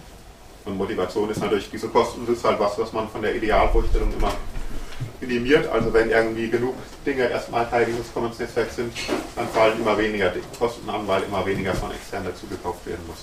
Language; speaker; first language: German; native; German